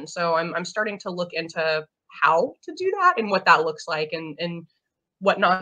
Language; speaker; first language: English; native; English